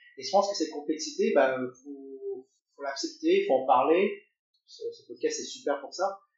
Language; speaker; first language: French; early bilingual, other home language; Cantonese